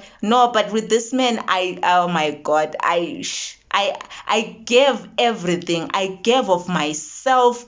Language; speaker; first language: English; non-native, local second language; Zulu